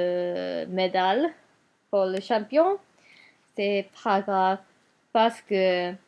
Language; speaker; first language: French; non-native, learner; Japanese